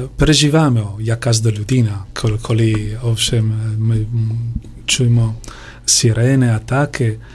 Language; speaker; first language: Ukrainian; non-native, learner; Italian